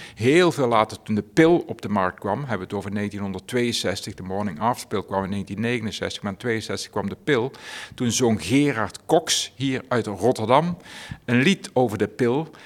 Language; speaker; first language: Dutch; native; Dutch